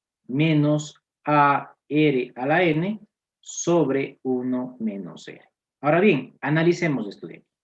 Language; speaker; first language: Spanish; native; Spanish